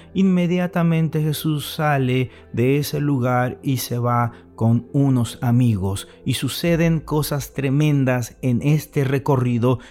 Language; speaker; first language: Spanish; native; Spanish